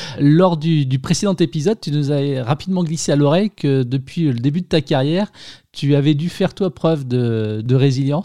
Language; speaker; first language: French; native; French